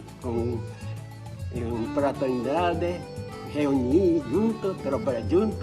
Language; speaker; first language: Portuguese; non-native, learner; Japanese